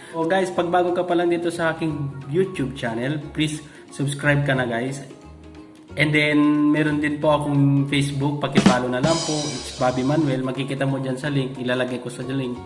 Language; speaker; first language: Filipino; non-native, local second language; Iloko